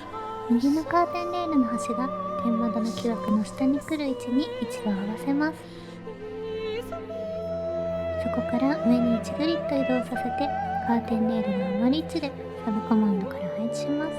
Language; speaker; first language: Japanese; native; Japanese